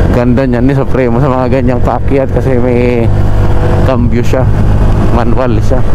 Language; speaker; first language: Filipino; non-native, local second language; Bikol